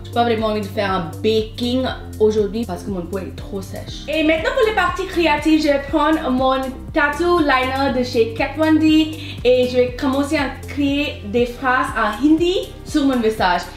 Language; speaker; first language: French; non-native, fluent; Hindi